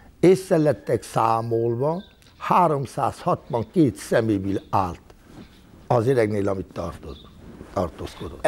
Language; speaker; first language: Hungarian; non-native, local second language; Romany